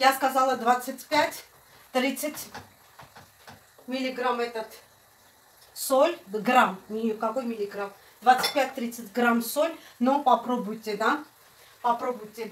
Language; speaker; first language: Russian; non-native, fluent; Armenian